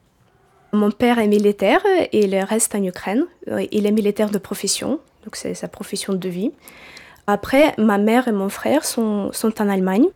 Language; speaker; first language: French; non-native, fluent; Ukrainian